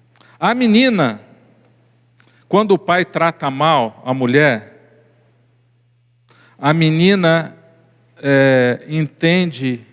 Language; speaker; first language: Portuguese; native; Portuguese